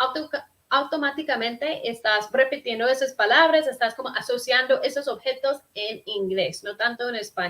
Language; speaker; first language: Spanish; non-native, fluent; English